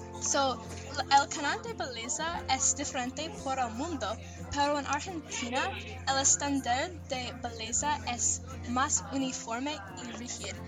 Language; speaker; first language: Spanish; non-native, learner; English